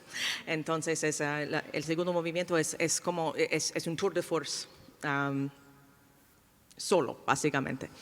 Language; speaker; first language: Spanish; non-native, fluent; English